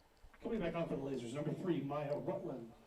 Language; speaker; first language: English; native; English